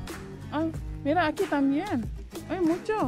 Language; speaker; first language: Spanish; non-native, learner; Indonesian